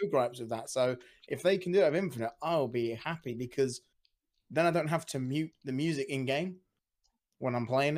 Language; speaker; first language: English; native; English